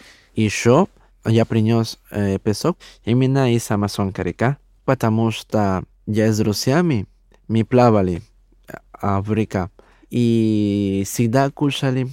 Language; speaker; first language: Russian; non-native, learner; Spanish